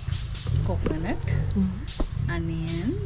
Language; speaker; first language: English; non-native, local second language; Telugu